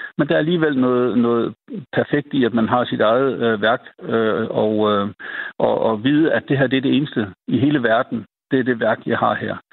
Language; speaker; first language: Danish; native; Danish